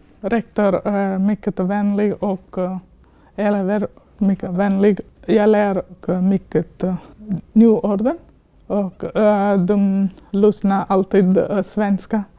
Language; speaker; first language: Swedish; non-native, learner; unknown